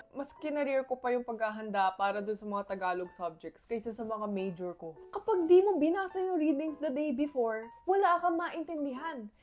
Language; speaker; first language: Filipino; early bilingual, other home language; Korean